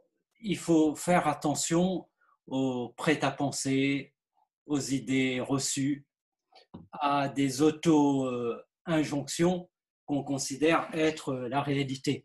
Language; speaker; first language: French; native; French